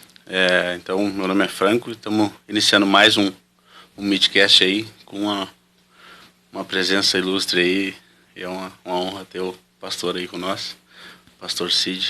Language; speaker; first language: Portuguese; native; Portuguese